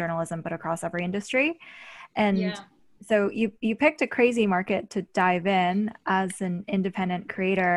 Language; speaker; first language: English; native; English